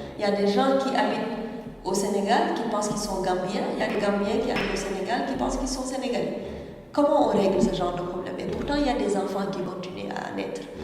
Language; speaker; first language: French; non-native, local second language; Wolof